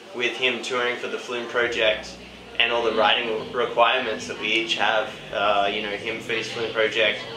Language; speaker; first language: English; native; English